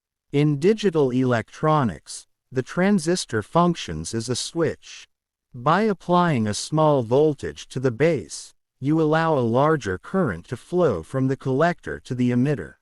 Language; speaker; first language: English; non-native, learner; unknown